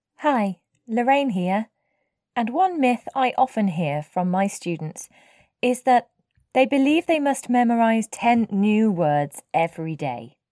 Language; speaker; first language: English; native; English